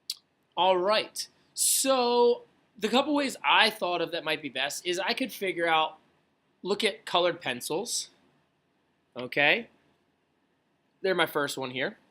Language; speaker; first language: English; native; English